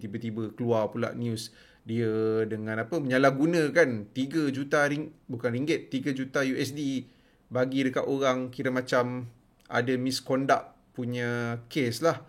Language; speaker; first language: Malay; native; Malay